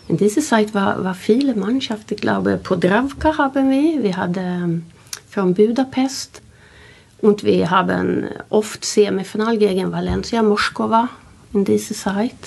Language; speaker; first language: German; non-native, learner; Swedish